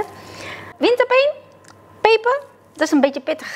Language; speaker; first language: Dutch; non-native, fluent; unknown